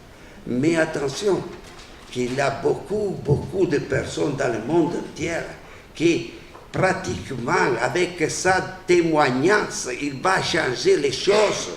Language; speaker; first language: French; non-native, fluent; Italian